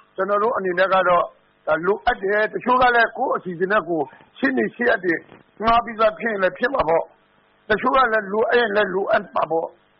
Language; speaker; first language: Burmese; native; Burmese